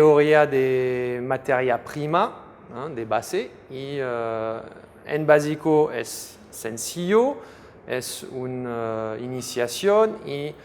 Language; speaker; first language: Spanish; non-native, fluent; French